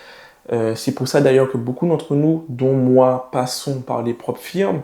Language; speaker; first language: French; native; French